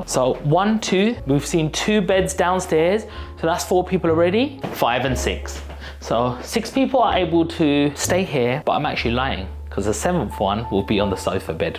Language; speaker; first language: English; native; English